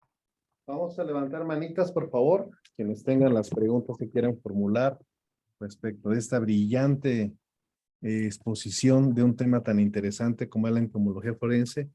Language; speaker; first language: Spanish; native; Spanish